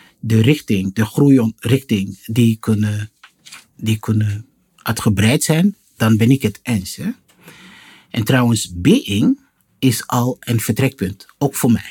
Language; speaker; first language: Dutch; non-native, fluent; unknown